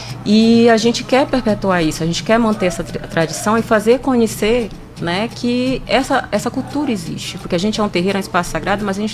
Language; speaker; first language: Portuguese; native; Portuguese